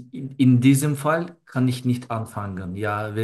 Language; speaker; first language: German; non-native, learner; Turkish